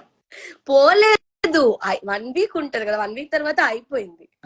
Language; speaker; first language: Telugu; native; Telugu